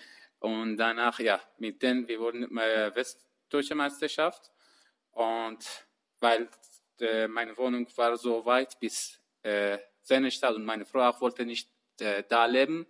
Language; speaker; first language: German; non-native, learner; Persian